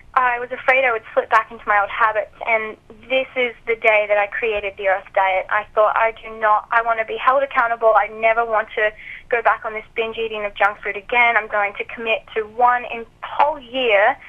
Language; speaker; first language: English; native; English